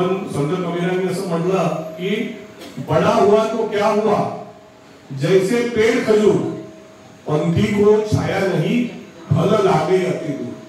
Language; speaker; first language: Hindi; non-native, local second language; Marathi